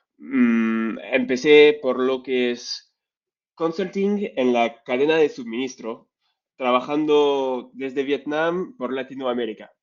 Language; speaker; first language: Spanish; non-native, fluent; French